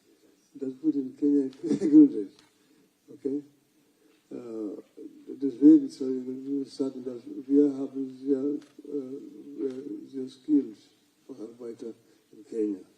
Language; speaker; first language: German; non-native, fluent; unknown